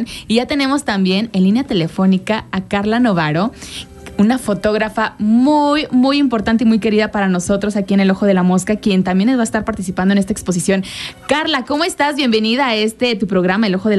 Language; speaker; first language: Spanish; native; Spanish